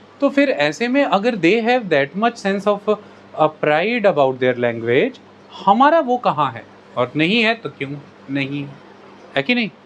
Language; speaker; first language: Hindi; non-native, local second language; Punjabi